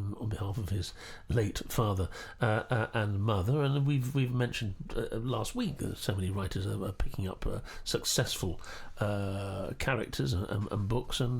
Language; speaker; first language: English; native; English